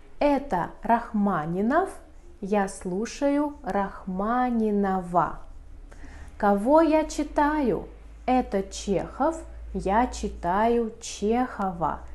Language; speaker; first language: Russian; native; Russian